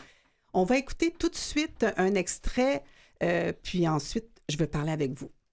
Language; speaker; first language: French; native; French